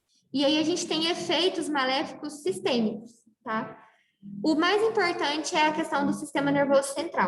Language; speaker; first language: Portuguese; native; Portuguese